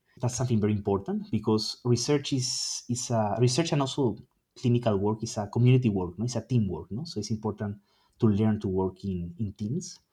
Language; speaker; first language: English; non-native, fluent; Spanish